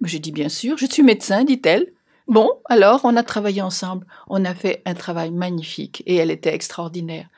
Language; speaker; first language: French; native; French